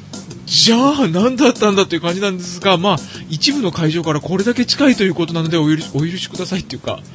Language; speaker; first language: Japanese; native; Japanese